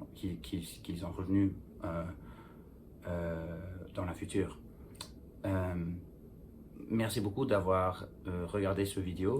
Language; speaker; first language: French; non-native, fluent; English